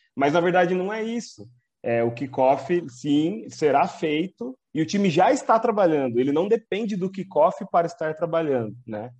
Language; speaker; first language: Portuguese; native; Portuguese